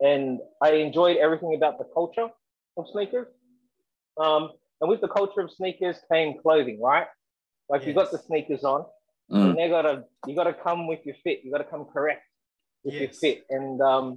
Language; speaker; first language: English; native; English